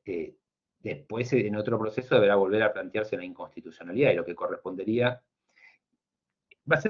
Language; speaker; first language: Spanish; native; Spanish